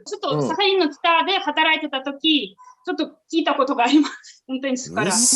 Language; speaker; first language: Japanese; non-native, fluent; Russian